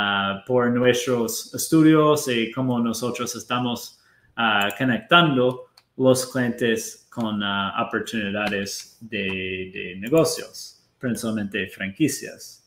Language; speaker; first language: Spanish; non-native, fluent; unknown